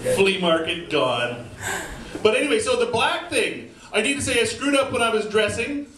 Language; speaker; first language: English; native; English